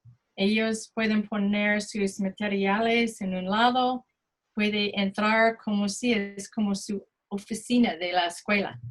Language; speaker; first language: Spanish; non-native, fluent; English